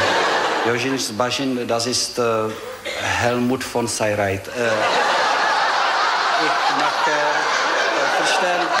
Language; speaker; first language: German; non-native, learner; Czech